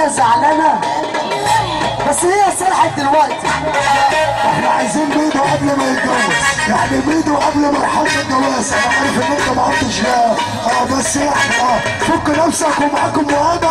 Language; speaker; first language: Arabic; native; Arabic